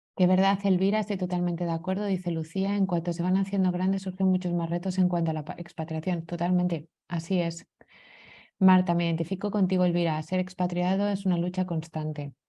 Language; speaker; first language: Spanish; native; Spanish